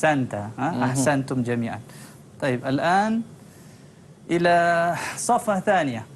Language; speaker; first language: Arabic; non-native, fluent; Malay